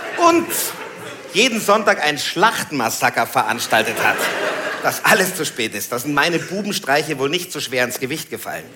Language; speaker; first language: German; native; German